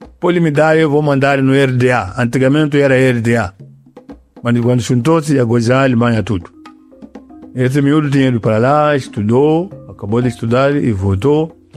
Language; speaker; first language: Portuguese; non-native, local second language; Yao